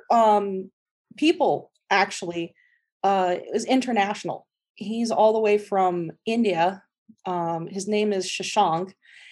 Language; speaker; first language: English; native; English